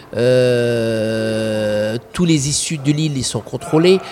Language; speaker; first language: French; non-native, local second language; Arabic